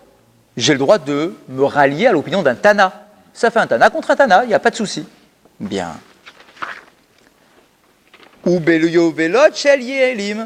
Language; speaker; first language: French; native; French